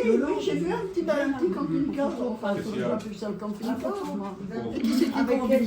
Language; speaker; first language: French; native; French